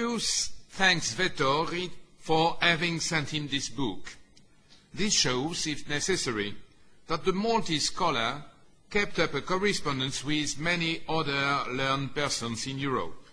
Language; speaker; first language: English; non-native, fluent; French